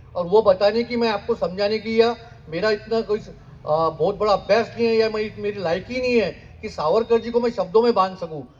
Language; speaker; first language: Hindi; non-native, local second language; Marathi